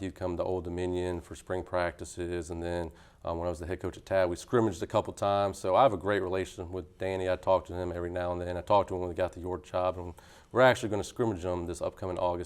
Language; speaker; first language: English; native; English